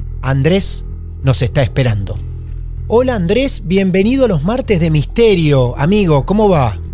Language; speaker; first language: Spanish; native; Spanish